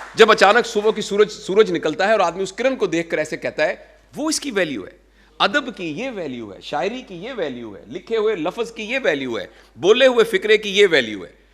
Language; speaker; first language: Urdu; non-native, local second language; Punjabi